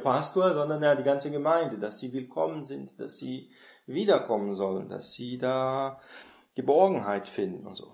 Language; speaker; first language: German; non-native, fluent; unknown